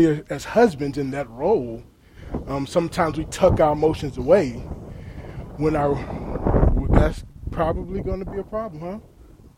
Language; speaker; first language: English; native; English